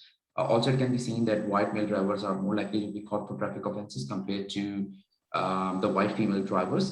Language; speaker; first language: English; non-native, local second language; Urdu